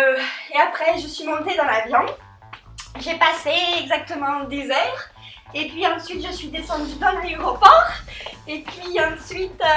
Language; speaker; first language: French; non-native, learner; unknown